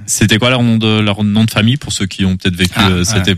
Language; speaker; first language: French; native; French